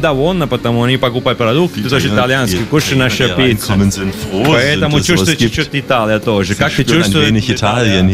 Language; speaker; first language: Russian; non-native, learner; Italian